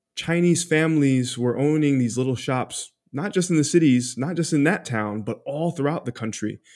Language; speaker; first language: English; early bilingual, other home language; Spanish